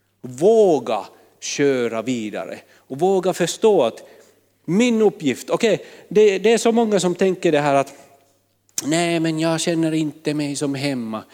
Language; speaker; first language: Swedish; non-native, fluent; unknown